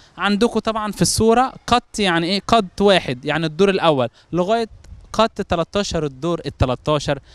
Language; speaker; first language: Arabic; native; Arabic